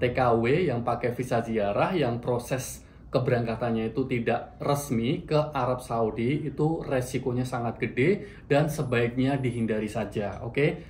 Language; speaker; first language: Indonesian; native; Indonesian